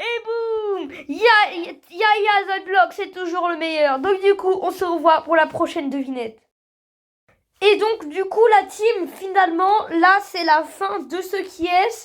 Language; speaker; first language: French; native; French